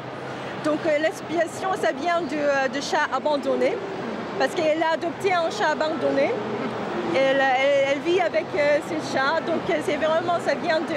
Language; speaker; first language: French; non-native, fluent; Korean